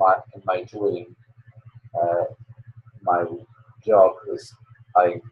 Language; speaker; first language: English; non-native, learner; Polish